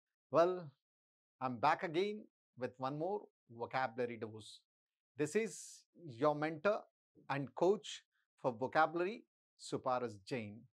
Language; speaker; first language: English; non-native, local second language; Telugu